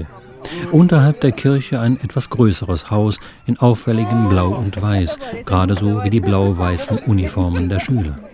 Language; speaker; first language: German; native; German